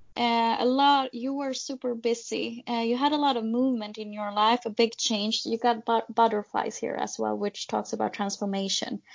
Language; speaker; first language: English; non-native, fluent; Swedish